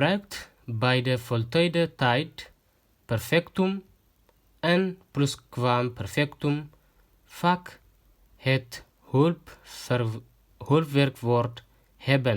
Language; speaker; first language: Dutch; non-native, fluent; Tigrinya